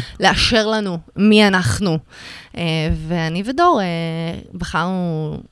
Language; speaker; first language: Hebrew; early bilingual, other home language; Russian